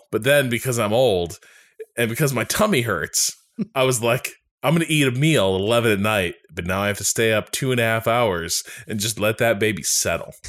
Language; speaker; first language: English; native; English